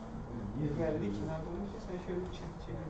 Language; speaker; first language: Turkish; native; Turkish